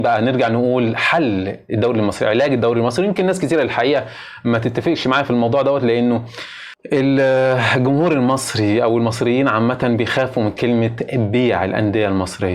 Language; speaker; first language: Arabic; native; Arabic